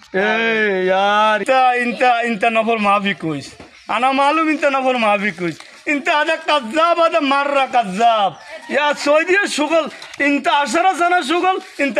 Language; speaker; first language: Arabic; non-native, learner; Bangla